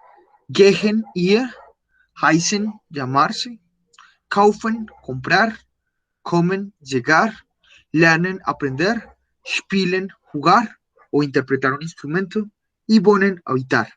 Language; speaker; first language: German; non-native, learner; Spanish